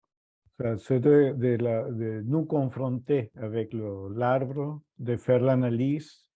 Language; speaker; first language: French; non-native, fluent; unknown